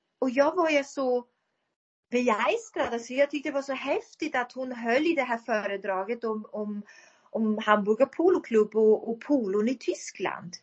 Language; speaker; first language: Swedish; non-native, fluent; German